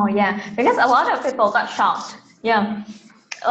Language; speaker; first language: English; non-native, fluent; Vietnamese